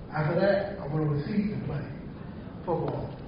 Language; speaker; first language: English; native; English